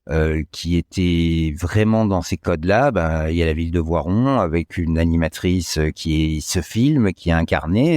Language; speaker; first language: French; native; French